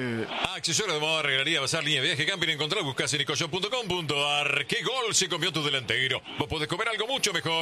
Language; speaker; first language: Spanish; native; Spanish